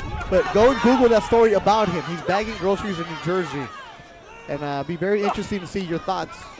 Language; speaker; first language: English; native; English